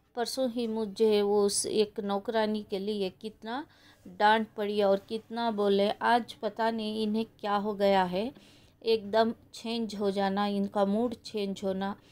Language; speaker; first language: Hindi; non-native, local second language; Kannada